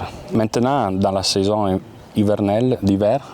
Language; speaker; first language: French; non-native, local second language; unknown